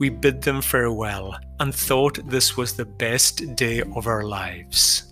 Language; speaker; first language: English; native; English